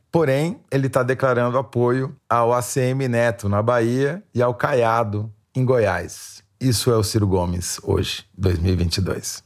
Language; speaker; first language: Portuguese; native; Portuguese